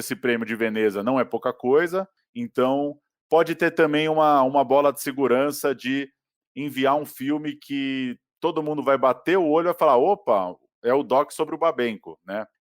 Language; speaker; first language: Portuguese; native; Portuguese